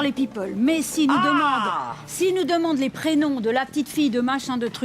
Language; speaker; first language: French; native; French